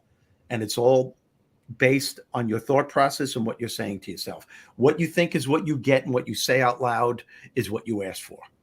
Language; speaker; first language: English; native; English